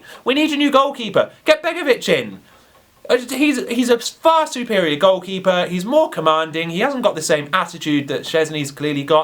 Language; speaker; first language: English; native; English